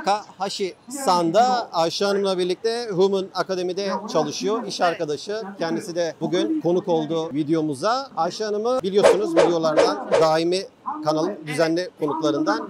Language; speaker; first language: Turkish; native; Turkish